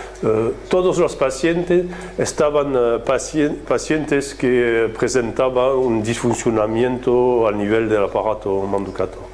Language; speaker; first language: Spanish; non-native, fluent; French